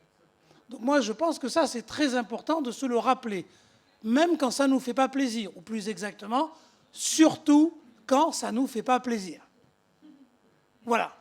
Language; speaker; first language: French; native; French